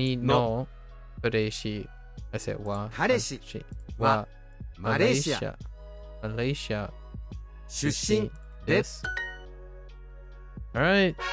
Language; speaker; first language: Japanese; non-native, learner; English